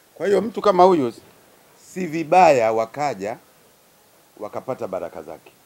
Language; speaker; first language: Swahili; native; Swahili